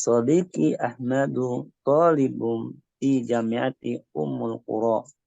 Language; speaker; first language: Arabic; non-native, learner; Indonesian